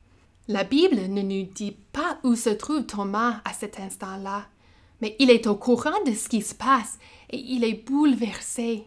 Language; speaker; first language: French; native; French